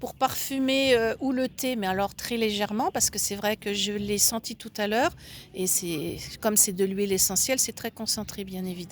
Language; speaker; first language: French; native; French